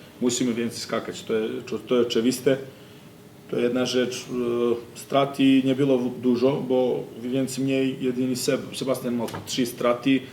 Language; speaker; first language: Polish; non-native, fluent; Serbian